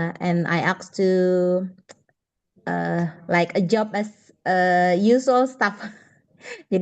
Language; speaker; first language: English; non-native, learner; Indonesian